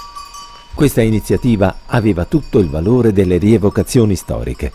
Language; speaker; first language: Italian; native; Italian